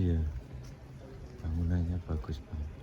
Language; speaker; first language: Indonesian; non-native, local second language; Javanese